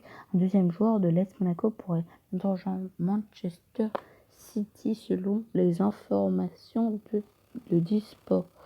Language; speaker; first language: French; native; French